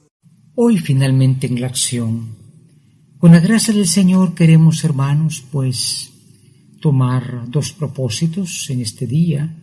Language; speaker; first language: Spanish; native; Spanish